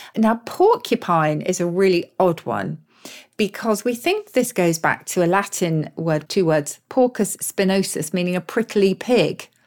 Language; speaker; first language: English; native; English